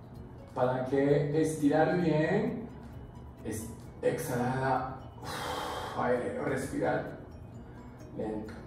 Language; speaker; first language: Spanish; non-native, learner; Japanese